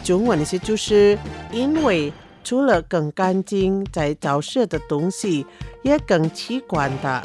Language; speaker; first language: Chinese; early bilingual, heritage; Chinese